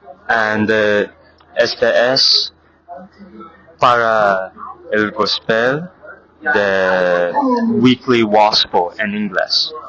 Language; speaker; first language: Spanish; non-native, learner; English